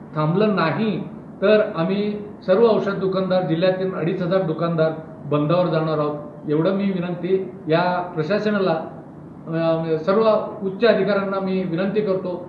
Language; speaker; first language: Marathi; native; Marathi